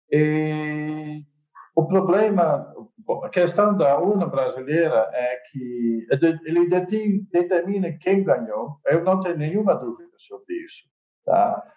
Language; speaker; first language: Portuguese; non-native, fluent; Dutch